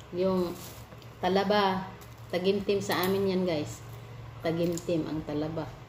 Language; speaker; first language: Filipino; non-native, local second language; Cebuano